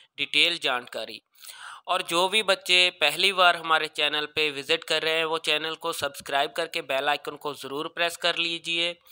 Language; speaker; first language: Hindi; non-native, local second language; Punjabi